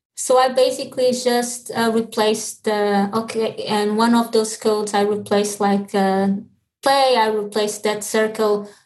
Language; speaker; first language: English; early bilingual, other home language; Portuguese